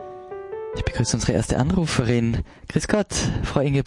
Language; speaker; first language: German; native; German